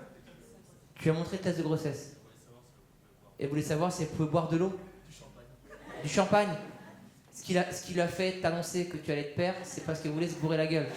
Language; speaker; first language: French; native; French